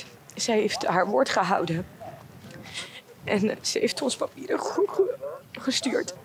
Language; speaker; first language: Dutch; early bilingual, other home language; Bosnian